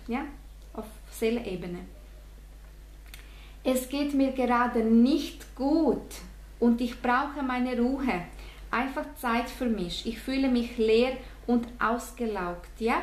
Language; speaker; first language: German; non-native, fluent; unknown